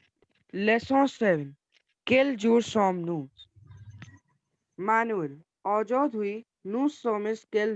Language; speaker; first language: French; non-native, learner; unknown